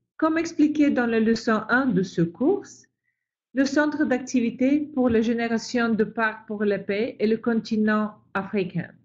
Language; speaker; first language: French; non-native, fluent; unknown